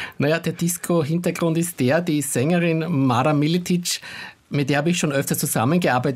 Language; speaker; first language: German; native; German